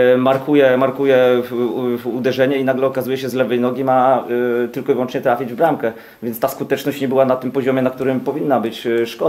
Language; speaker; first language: Polish; native; Polish